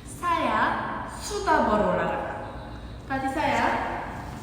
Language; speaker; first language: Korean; non-native, fluent; Indonesian